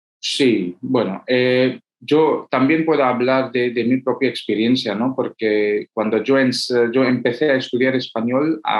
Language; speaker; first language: Spanish; non-native, fluent; Hindi